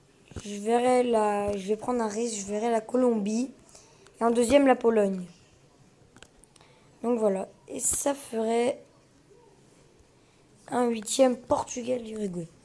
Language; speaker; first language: French; early bilingual, other home language; Portuguese